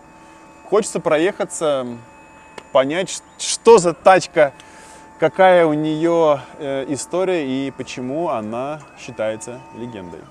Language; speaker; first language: Russian; native; Russian